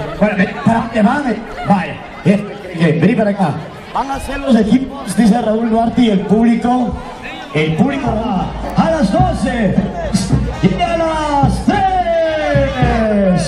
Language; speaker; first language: Spanish; native; Spanish